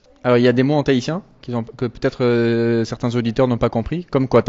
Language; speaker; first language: French; native; French